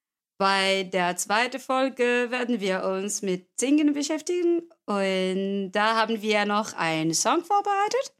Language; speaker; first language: German; non-native, learner; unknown